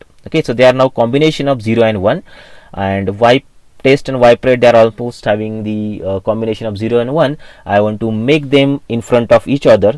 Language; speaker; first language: English; non-native, local second language; Marathi